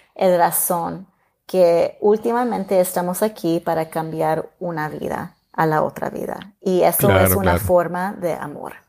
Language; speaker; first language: Spanish; early bilingual, heritage; Spanish